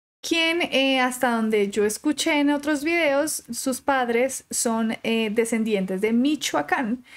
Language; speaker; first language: Spanish; native; Spanish